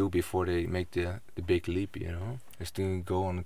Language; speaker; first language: English; non-native, fluent; Dutch